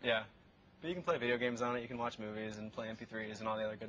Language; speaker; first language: English; native; English